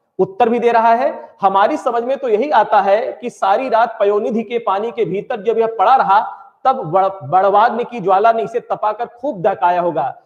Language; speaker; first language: Hindi; native; Hindi